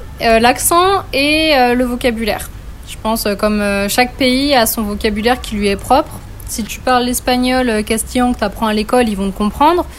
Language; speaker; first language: French; native; French